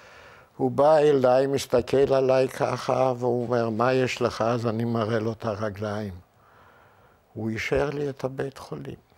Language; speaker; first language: Hebrew; non-native, fluent; Yiddish